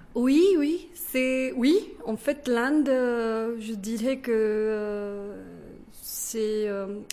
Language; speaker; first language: French; non-native, fluent; Kannada